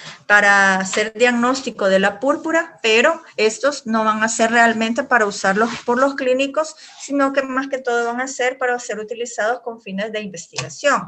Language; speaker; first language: Spanish; native; Spanish